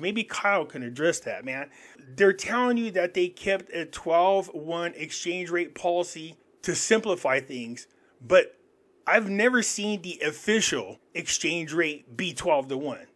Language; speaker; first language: English; native; English